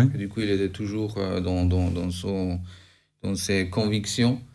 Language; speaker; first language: French; non-native, fluent; Albanian